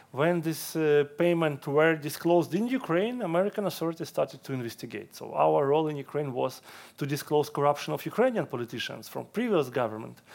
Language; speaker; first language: English; non-native, fluent; Russian